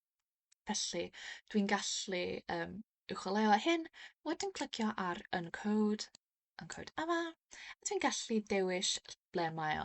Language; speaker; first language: Welsh; non-native, fluent; English